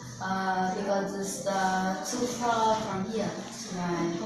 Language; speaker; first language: English; non-native, learner; Vietnamese